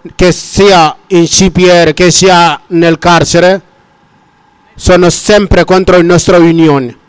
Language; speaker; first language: Italian; non-native, fluent; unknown